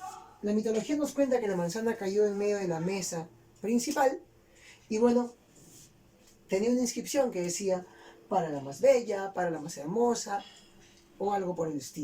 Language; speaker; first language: Spanish; native; Spanish